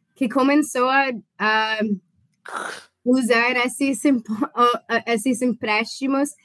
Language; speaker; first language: Portuguese; non-native, fluent; English